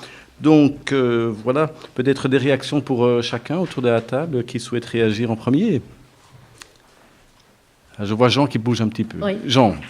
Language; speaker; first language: French; native; French